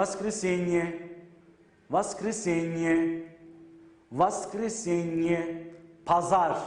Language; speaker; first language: Russian; non-native, learner; Turkish